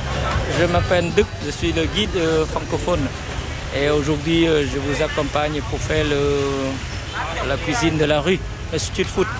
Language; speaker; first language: French; non-native, fluent; Vietnamese